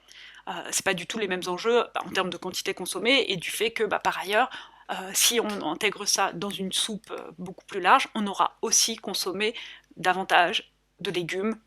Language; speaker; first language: French; native; French